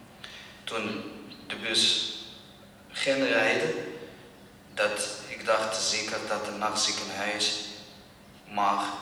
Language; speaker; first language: Dutch; non-native, learner; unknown